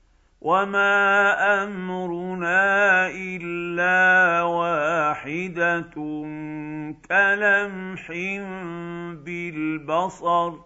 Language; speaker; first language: Arabic; native; Arabic